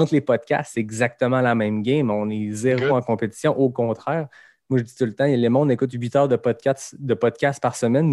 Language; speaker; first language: French; native; French